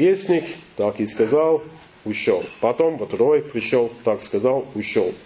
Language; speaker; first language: Russian; non-native, learner; English